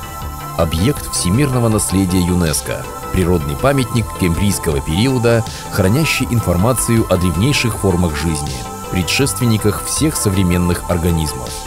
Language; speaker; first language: Russian; native; Russian